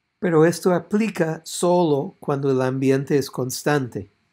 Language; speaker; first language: Spanish; non-native, fluent; English